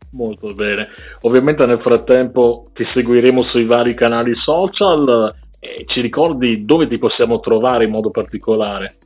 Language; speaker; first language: Italian; native; Italian